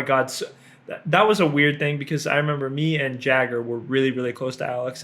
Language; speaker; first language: English; native; English